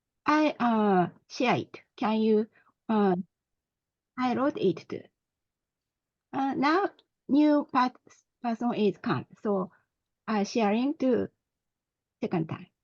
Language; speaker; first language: English; non-native, learner; Japanese